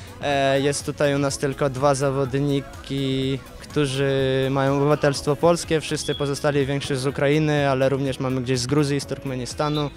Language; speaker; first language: Polish; non-native, fluent; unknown